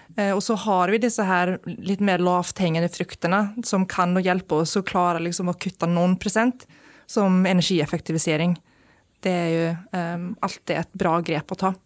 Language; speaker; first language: Norwegian; non-native, fluent; Icelandic